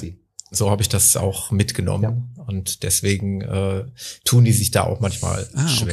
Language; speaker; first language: German; native; German